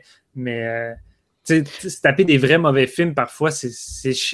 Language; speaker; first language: French; native; French